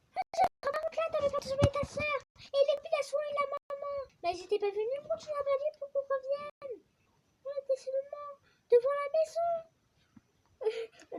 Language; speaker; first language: French; native; French